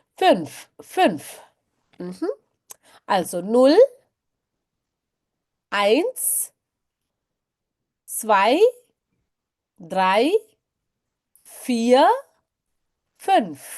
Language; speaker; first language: German; non-native, fluent; Sinhala